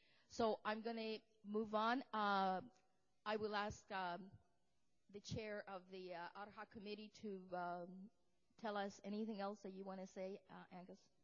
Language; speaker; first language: English; native; English